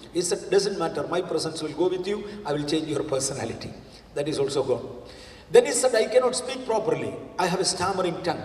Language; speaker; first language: English; non-native, local second language; Malayalam